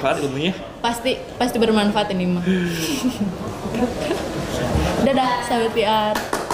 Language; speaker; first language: Indonesian; native; Indonesian